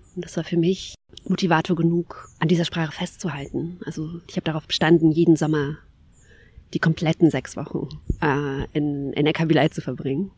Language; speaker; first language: German; early bilingual, other home language; Kabyle